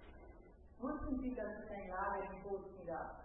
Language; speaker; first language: German; non-native, fluent; Italian